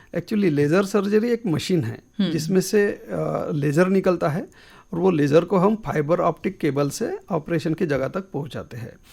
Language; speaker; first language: Hindi; non-native, local second language; Marathi